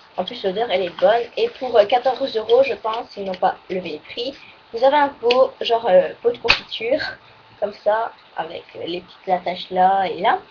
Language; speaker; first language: French; native; French